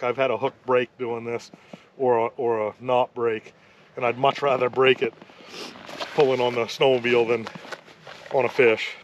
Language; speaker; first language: English; native; English